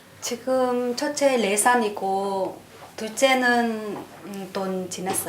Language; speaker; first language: Korean; non-native, learner; Vietnamese